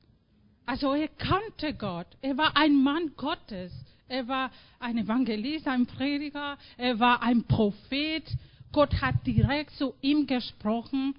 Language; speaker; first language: German; non-native, fluent; Spanish